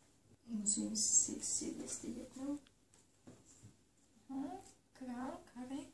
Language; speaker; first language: Czech; non-native, learner; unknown